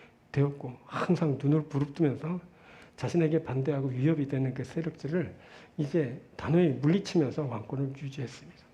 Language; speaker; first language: Korean; native; Korean